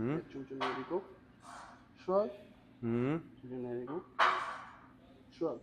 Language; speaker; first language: Korean; non-native, learner; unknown